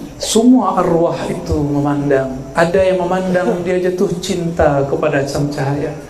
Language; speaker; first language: Malay; non-native, local second language; Minangkabau